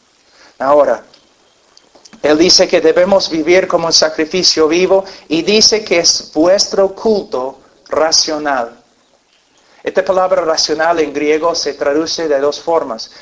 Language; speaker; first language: Spanish; non-native, fluent; English